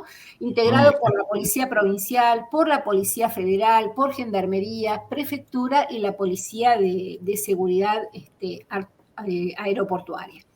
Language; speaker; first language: Spanish; native; Spanish